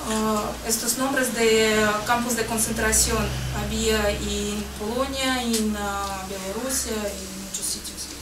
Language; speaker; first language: Spanish; non-native, fluent; Russian